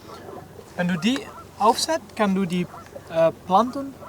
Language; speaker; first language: German; non-native, learner; Dutch